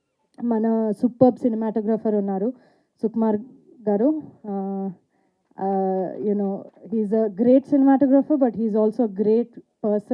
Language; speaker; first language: Telugu; non-native, fluent; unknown